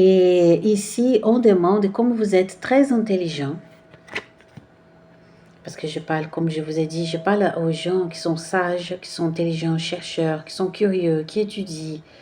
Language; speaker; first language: French; non-native, fluent; Portuguese